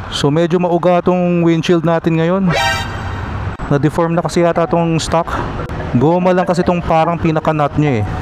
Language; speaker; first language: Filipino; native; Filipino